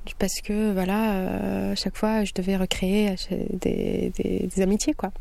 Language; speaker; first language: French; non-native, local second language; Kabyle